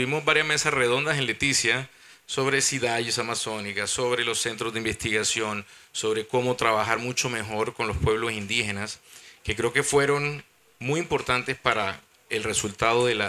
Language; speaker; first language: Spanish; native; Spanish